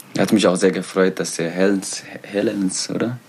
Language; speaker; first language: German; non-native, learner; Tigrinya